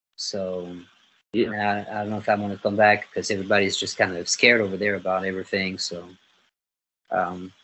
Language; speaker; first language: English; non-native, fluent; French